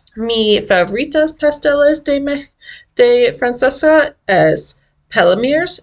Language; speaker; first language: Spanish; non-native, learner; English